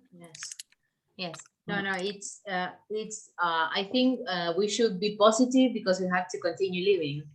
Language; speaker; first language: English; non-native, fluent; Spanish